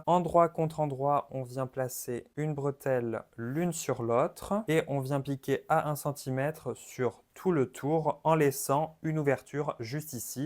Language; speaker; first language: French; native; French